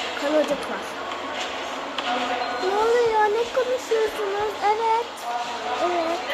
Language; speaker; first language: Turkish; early bilingual, heritage; Turkish